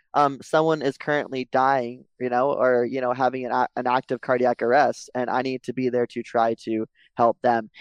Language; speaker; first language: English; native; English